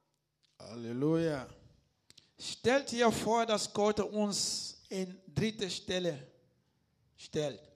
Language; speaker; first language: German; non-native, learner; Lingala